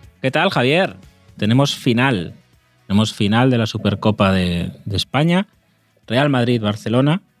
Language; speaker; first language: Spanish; native; Spanish